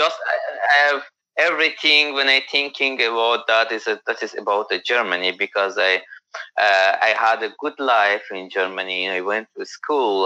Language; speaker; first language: English; non-native, learner; Persian